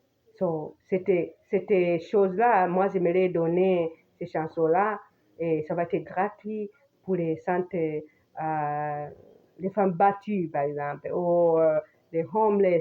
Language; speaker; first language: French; non-native, fluent; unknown